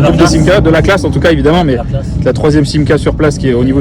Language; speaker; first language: French; native; French